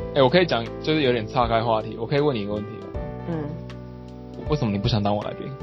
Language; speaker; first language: Chinese; non-native, local second language; Min Nan Chinese